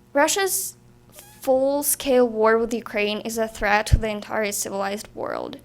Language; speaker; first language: English; non-native, fluent; Ukrainian